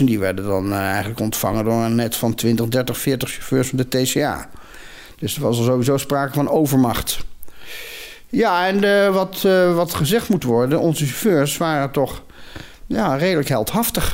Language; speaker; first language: Dutch; native; Dutch